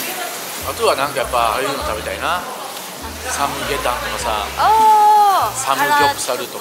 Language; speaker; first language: Japanese; native; Japanese